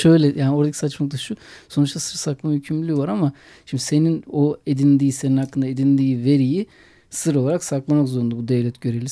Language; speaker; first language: Turkish; native; Turkish